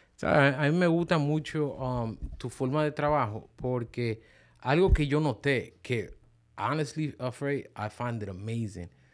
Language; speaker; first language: Spanish; early bilingual, heritage; Spanish